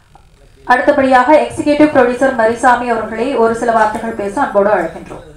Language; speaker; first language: Tamil; native; Tamil